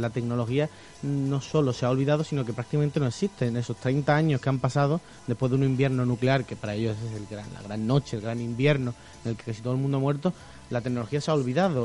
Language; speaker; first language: Spanish; native; Spanish